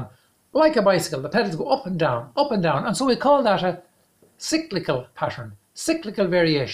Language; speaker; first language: English; native; English